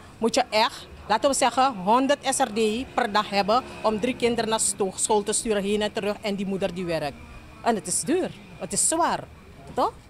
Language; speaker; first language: Dutch; native; Dutch